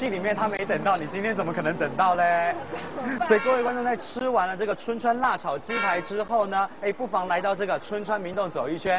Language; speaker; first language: Chinese; native; Chinese